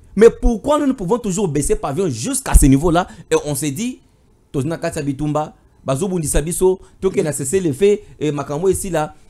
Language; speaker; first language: French; non-native, local second language; Lingala